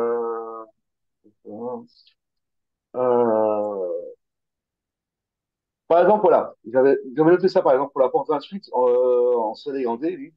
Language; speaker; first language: French; native; French